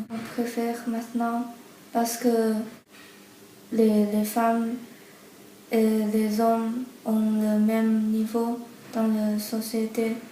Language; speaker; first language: French; non-native, learner; Chinese